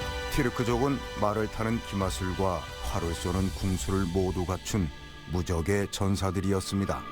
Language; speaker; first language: Korean; native; Korean